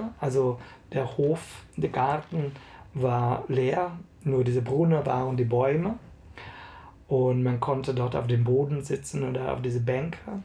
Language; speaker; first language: German; non-native, fluent; Hungarian